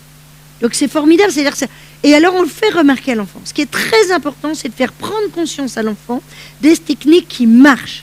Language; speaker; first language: French; native; French